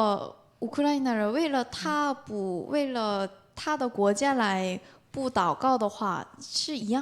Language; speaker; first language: Chinese; non-native, learner; Korean